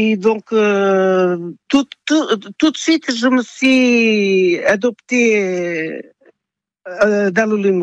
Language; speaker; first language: French; non-native, fluent; Portuguese